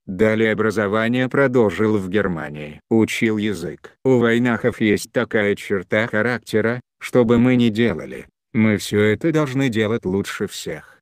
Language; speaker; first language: Russian; non-native, local second language; Chechen